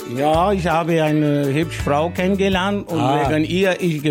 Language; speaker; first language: German; non-native, learner; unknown